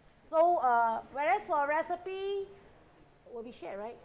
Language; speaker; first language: English; non-native, local second language; Chinese